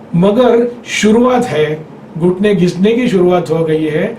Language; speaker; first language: Hindi; non-native, local second language; Marathi